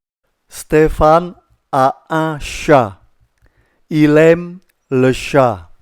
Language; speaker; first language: French; non-native, fluent; Indonesian